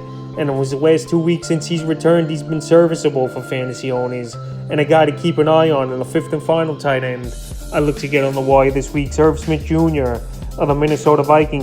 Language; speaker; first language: English; native; English